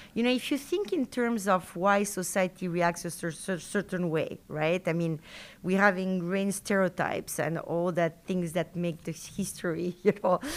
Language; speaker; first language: English; non-native, fluent; Spanish